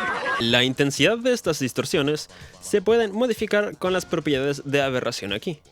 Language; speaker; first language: Spanish; native; Spanish